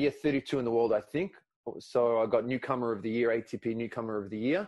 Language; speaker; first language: English; non-native, local second language; Greek